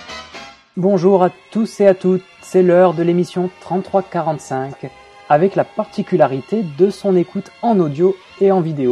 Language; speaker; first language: French; native; French